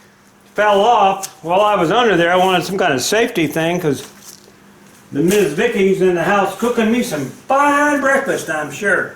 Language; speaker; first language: English; native; English